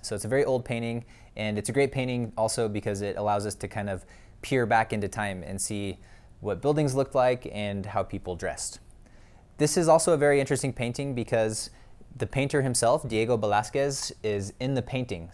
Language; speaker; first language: English; native; English